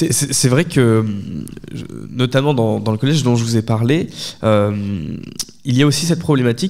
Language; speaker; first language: French; native; French